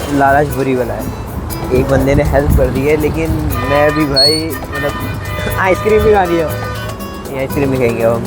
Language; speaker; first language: Hindi; native; Hindi